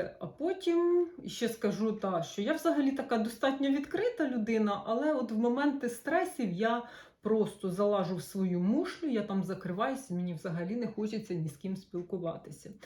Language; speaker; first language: Ukrainian; non-native, local second language; Russian